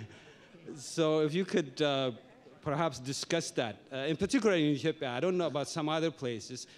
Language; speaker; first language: English; non-native, fluent; Oromo